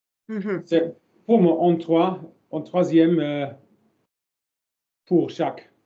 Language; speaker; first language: French; non-native, learner; German